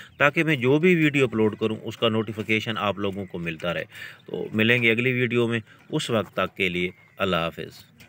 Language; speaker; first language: Urdu; non-native, local second language; Punjabi